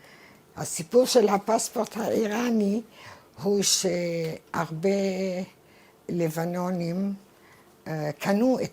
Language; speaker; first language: Hebrew; non-native, fluent; Arabic